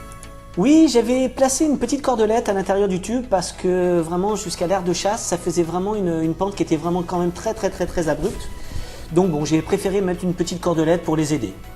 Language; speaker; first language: French; native; French